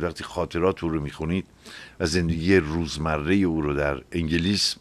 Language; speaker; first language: Persian; native; Persian